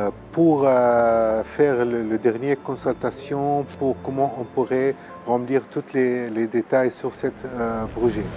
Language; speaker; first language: French; non-native, fluent; Arabic